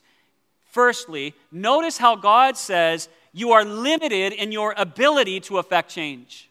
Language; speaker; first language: English; native; English